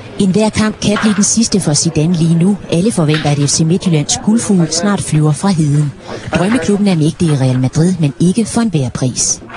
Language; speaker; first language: Danish; native; Danish